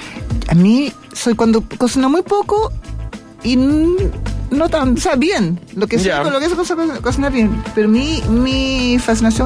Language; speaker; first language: Spanish; native; Spanish